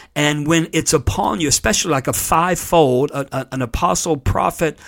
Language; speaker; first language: English; native; English